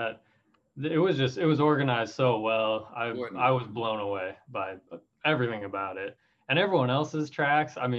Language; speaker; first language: English; native; English